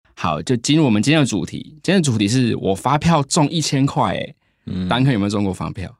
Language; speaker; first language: Chinese; native; Chinese